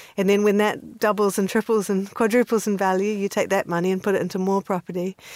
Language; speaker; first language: English; native; English